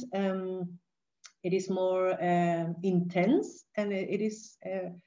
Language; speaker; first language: English; non-native, fluent; Spanish